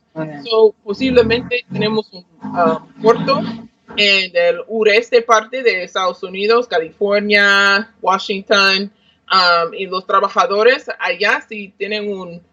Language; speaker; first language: Spanish; non-native, learner; English